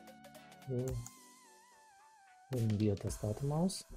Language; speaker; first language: German; non-native, learner; Ukrainian